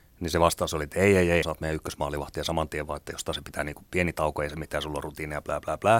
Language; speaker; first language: Finnish; native; Finnish